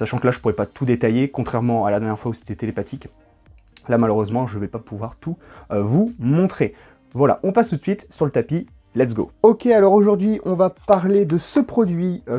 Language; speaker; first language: French; native; French